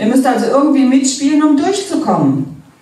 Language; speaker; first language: German; native; German